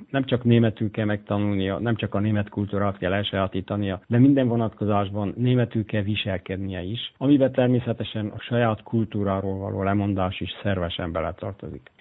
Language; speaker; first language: Hungarian; native; Hungarian